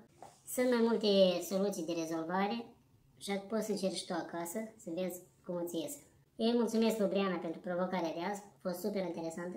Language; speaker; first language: Romanian; non-native, learner; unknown